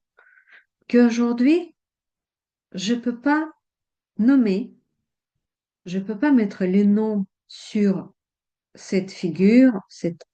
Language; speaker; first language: French; non-native, fluent; Russian